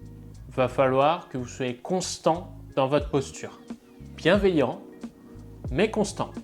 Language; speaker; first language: French; native; French